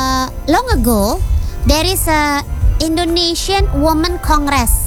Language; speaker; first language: English; non-native, learner; Indonesian